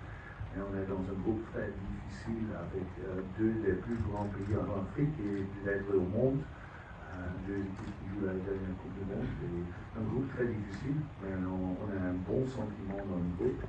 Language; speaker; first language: French; non-native, fluent; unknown